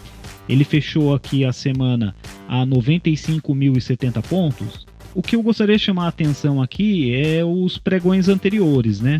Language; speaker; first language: Portuguese; native; Portuguese